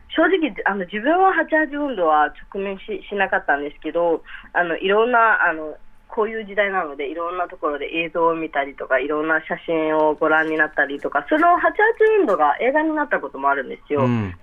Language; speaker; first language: Japanese; early bilingual, other home language; Rohingya